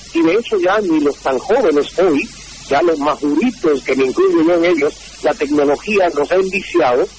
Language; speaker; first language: Spanish; native; Spanish